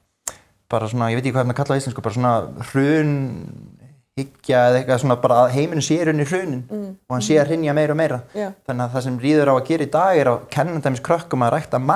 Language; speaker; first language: Icelandic; native; Icelandic